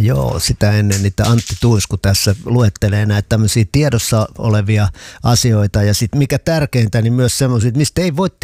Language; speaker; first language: Finnish; native; Finnish